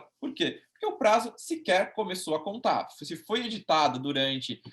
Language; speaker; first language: Portuguese; native; Portuguese